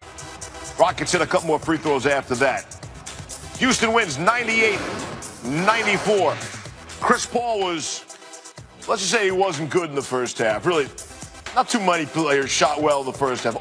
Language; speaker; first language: English; native; English